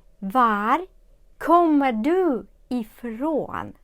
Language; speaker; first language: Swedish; non-native, fluent; Ukrainian